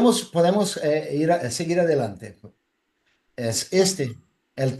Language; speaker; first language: Spanish; non-native, fluent; Portuguese